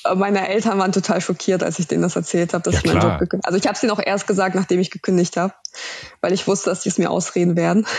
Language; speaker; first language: German; early bilingual, other home language; Russian